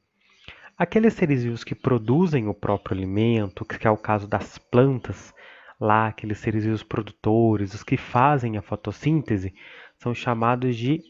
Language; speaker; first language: Portuguese; native; Portuguese